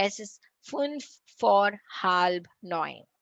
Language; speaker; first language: German; non-native, learner; Tamil